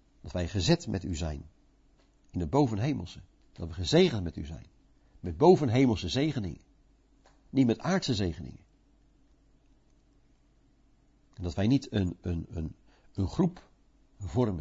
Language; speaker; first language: Dutch; native; Dutch